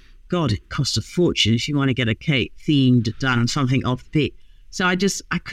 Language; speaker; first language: English; native; English